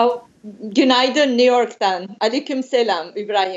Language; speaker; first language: Turkish; early bilingual, heritage; Turkish